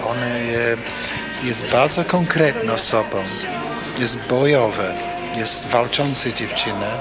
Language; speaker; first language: Polish; non-native, fluent; English